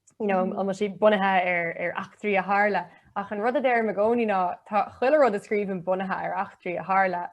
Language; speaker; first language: Irish; non-native, local second language; English